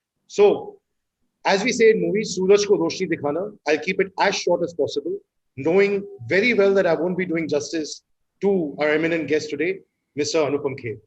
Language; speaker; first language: English; non-native, local second language; Hindi